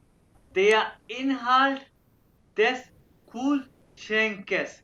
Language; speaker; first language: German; non-native, fluent; Urdu